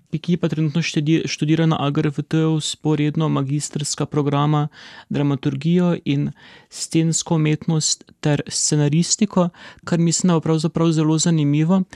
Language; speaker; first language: Slovenian; native; Slovenian